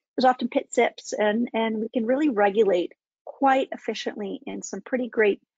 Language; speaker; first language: English; native; English